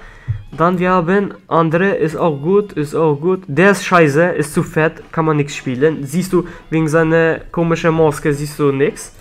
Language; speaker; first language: German; non-native, learner; Albanian